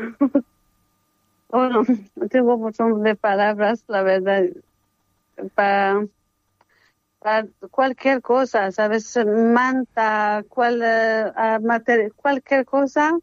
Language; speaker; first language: Spanish; non-native, learner; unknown